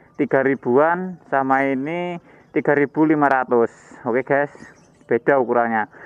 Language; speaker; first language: Indonesian; native; Indonesian